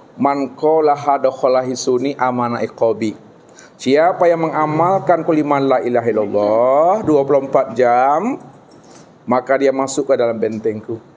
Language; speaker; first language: Malay; non-native, local second language; Minangkabau